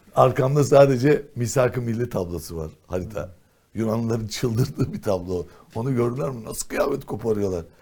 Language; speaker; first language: Turkish; non-native, local second language; Kurdish